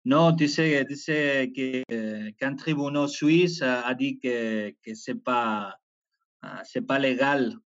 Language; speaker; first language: French; non-native, fluent; Spanish